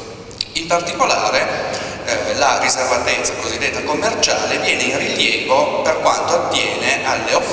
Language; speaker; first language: Italian; native; Italian